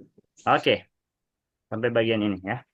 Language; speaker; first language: Indonesian; native; Indonesian